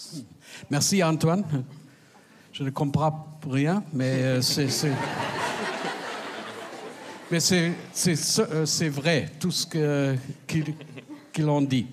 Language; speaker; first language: French; non-native, fluent; German